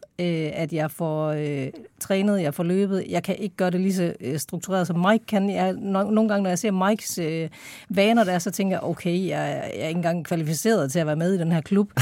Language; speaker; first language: Danish; native; Danish